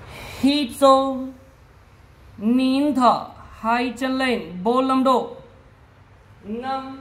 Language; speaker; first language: Vietnamese; non-native, learner; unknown